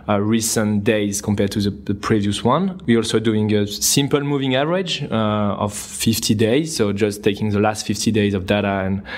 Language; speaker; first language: English; non-native, fluent; French